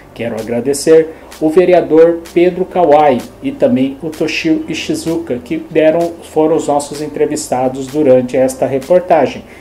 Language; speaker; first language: Portuguese; native; Portuguese